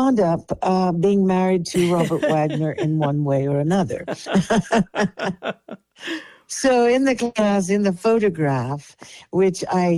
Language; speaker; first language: English; non-native, local second language; Polish